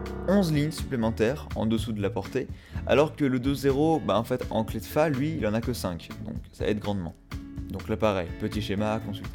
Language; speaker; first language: French; native; French